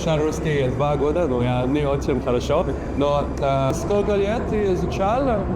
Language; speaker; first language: Russian; non-native, learner; Arabic